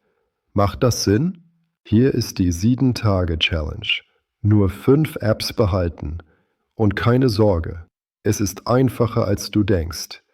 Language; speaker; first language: German; native; German